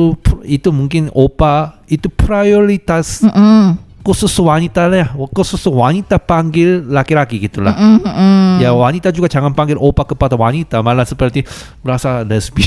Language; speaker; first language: Indonesian; non-native, fluent; Korean